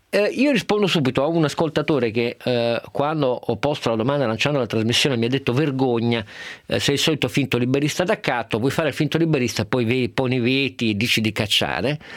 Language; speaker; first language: Italian; native; Italian